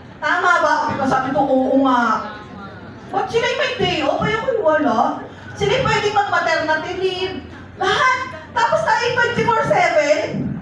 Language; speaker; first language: Filipino; native; Filipino